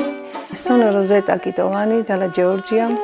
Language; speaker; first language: Italian; non-native, learner; Georgian